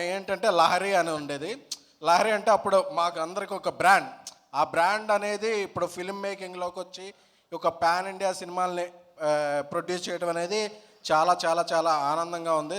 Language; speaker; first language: Telugu; native; Telugu